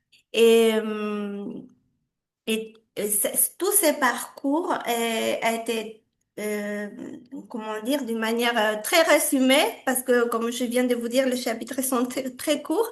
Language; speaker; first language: French; non-native, fluent; Spanish